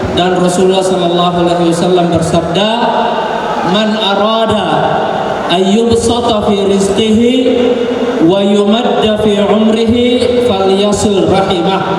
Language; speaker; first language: Indonesian; non-native, local second language; Buginese